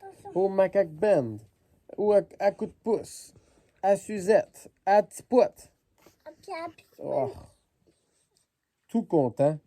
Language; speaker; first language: French; native; French